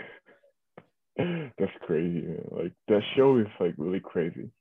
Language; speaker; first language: English; early bilingual, other home language; Korean